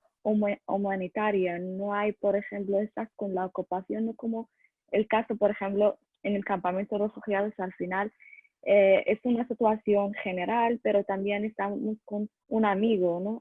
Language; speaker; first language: Spanish; non-native, learner; Arabic